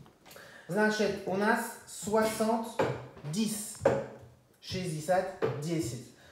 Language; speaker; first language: Russian; non-native, fluent; French